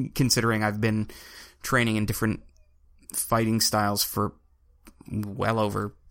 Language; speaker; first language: English; native; English